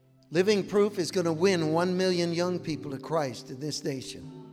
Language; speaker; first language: English; early bilingual, other home language; Spanish